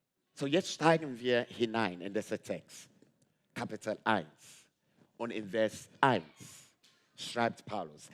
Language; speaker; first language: German; non-native, fluent; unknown